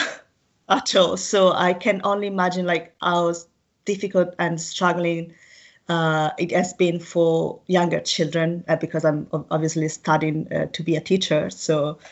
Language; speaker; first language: English; non-native, fluent; Italian